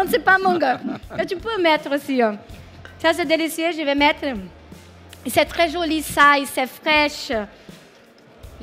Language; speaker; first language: French; non-native, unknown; Portuguese